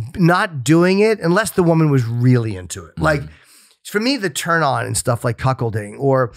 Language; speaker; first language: English; native; English